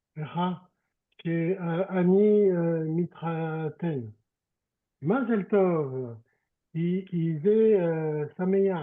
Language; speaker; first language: Hebrew; non-native, learner; French